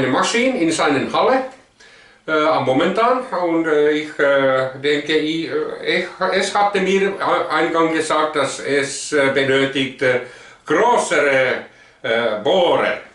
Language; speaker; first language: German; non-native, learner; Finnish